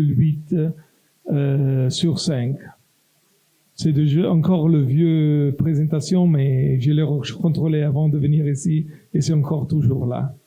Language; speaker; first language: French; non-native, local second language; Italian